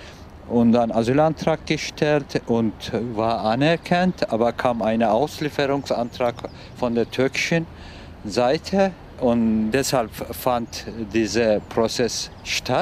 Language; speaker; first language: German; non-native, fluent; Turkish